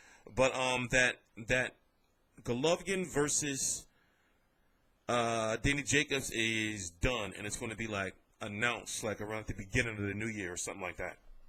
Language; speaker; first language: English; native; English